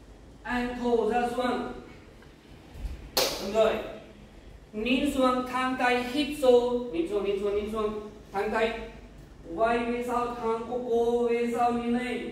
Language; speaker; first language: Vietnamese; non-native, learner; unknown